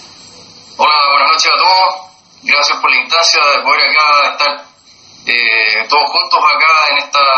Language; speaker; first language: Spanish; native; Spanish